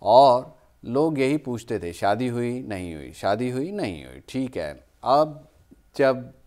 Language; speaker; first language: Hindi; native; Hindi